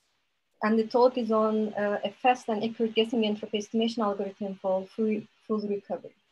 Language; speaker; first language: English; non-native, fluent; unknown